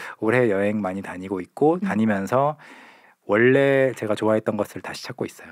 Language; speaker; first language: Korean; native; Korean